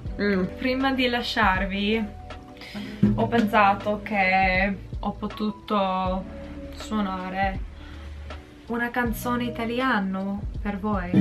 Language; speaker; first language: Italian; non-native, learner; English